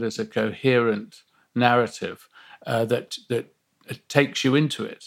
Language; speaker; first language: English; native; English